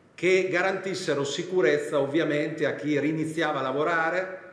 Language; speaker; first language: Italian; native; Italian